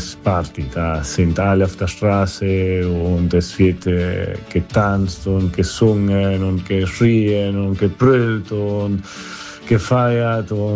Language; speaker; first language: German; non-native, fluent; Spanish